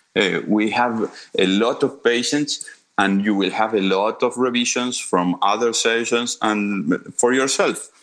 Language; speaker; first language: English; non-native, fluent; Spanish